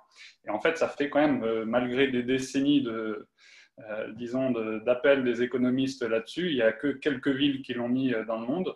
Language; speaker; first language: French; native; French